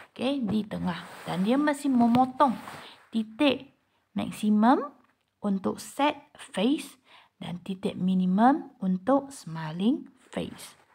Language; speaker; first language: Malay; non-native, local second language; Chinese